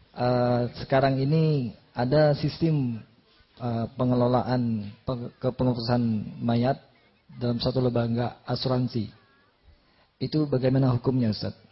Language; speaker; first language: Indonesian; native; Indonesian